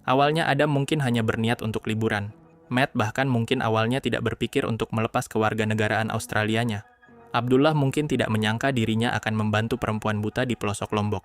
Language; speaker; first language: Indonesian; native; Indonesian